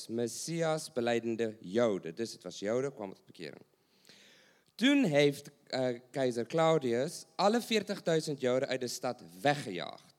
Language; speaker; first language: Dutch; non-native, learner; English